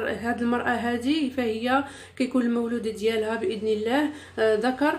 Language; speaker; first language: Arabic; native; Arabic